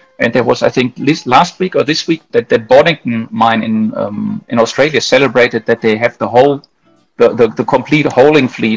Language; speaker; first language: English; non-native, fluent; German